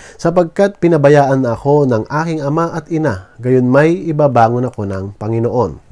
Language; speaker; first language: Filipino; native; Filipino